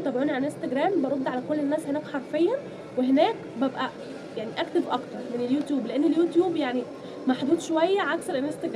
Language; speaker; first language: Arabic; native; Arabic